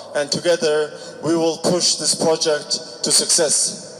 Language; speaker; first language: English; non-native, fluent; Mongolian